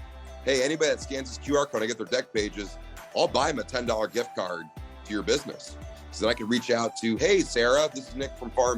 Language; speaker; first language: English; native; English